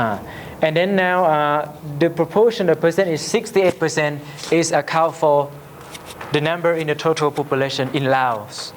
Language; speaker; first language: English; non-native, learner; Lao